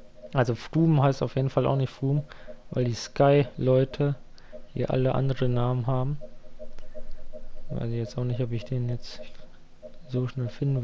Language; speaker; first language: German; native; German